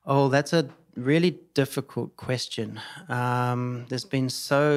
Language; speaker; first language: English; native; English